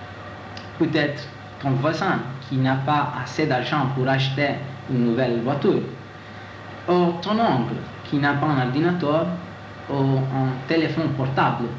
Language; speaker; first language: French; non-native, learner; Italian